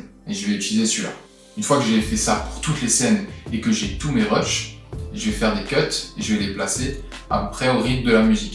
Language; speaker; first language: French; native; French